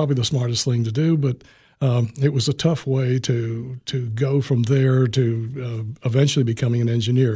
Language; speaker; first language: English; native; English